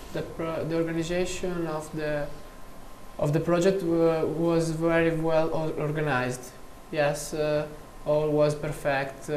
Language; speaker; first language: English; non-native, learner; Italian